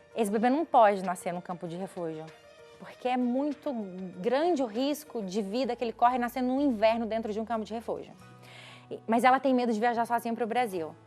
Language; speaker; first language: Portuguese; native; Portuguese